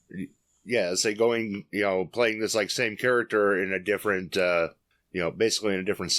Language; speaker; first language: English; native; English